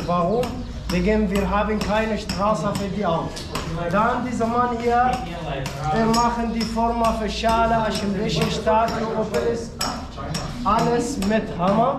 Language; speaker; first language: German; non-native, learner; Arabic